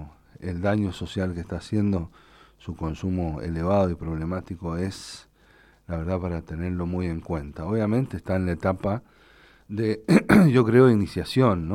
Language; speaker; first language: Spanish; native; Spanish